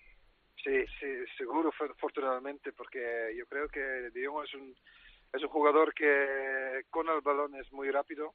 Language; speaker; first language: Spanish; non-native, fluent; Dutch